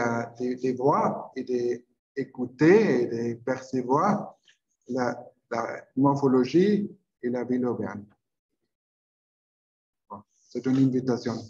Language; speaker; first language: French; non-native, learner; Spanish